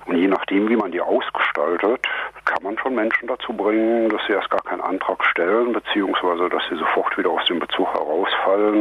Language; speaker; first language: German; native; German